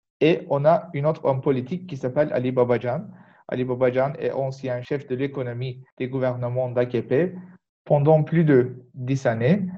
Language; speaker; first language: French; non-native, learner; Turkish